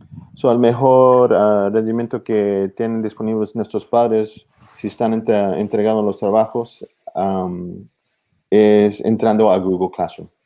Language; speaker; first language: Spanish; early bilingual, heritage; English